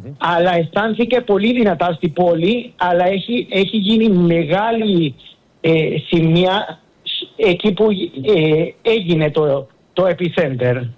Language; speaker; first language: Greek; early bilingual, heritage; Greek